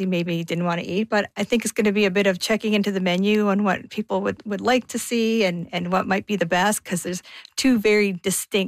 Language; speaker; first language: English; native; English